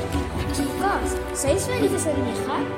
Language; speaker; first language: Spanish; early bilingual, other home language; Arabic